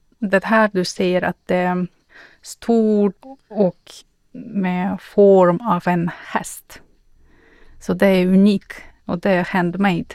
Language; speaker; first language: Swedish; non-native, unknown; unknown